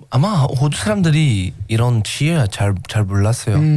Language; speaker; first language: Korean; non-native, learner; English